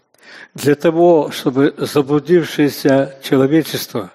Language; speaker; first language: Russian; native; Russian